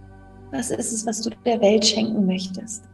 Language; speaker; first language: German; native; German